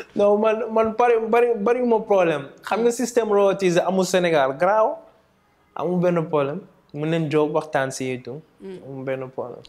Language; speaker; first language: Wolof; native; Wolof